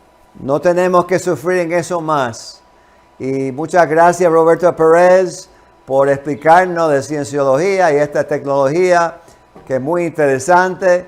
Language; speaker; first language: Spanish; non-native, fluent; English